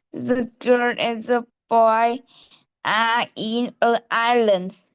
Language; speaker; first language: English; non-native, learner; Vietnamese